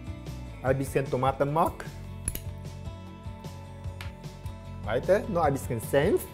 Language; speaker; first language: German; non-native, learner; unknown